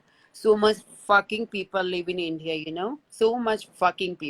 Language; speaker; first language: English; non-native, learner; Hindi